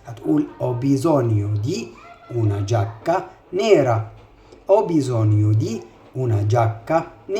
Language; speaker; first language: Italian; non-native, fluent; Arabic